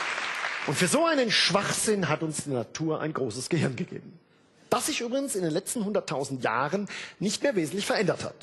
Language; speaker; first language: German; native; German